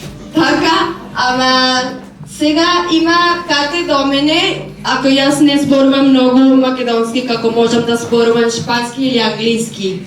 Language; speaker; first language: Macedonian; non-native, learner; Spanish